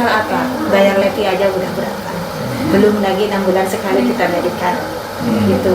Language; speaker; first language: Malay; non-native, local second language; Sundanese